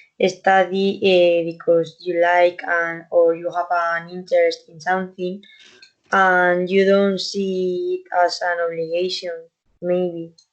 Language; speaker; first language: English; non-native, fluent; Spanish